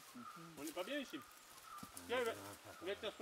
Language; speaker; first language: French; native; French